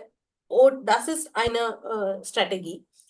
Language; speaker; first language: German; non-native, fluent; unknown